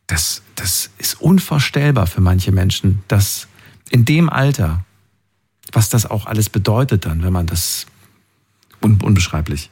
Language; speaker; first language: German; native; German